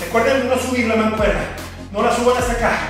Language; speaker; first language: Spanish; native; Spanish